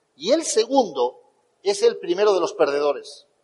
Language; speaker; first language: Spanish; native; Spanish